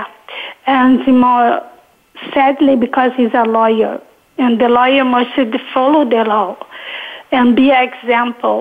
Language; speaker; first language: English; non-native, learner; Portuguese